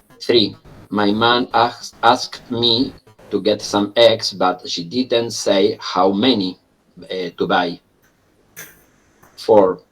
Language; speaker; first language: English; non-native, learner; Spanish